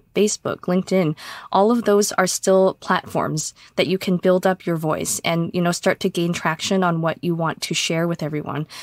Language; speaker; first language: English; native; English